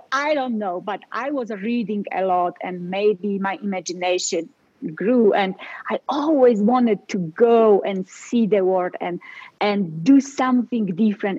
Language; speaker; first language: English; non-native, fluent; Polish